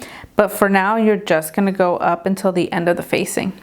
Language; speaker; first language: English; native; English